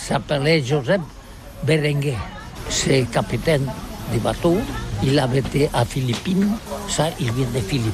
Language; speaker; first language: French; non-native, learner; Catalan